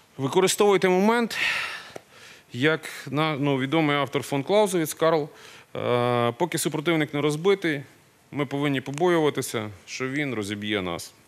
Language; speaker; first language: Ukrainian; non-native, local second language; Russian